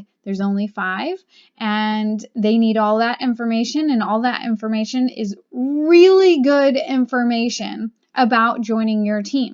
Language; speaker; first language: English; native; English